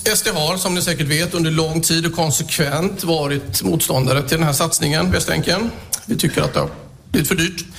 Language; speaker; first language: Swedish; native; Swedish